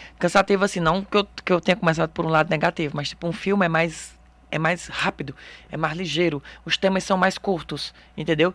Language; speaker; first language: Portuguese; native; Portuguese